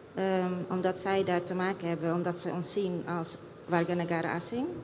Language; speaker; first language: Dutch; early bilingual, other home language; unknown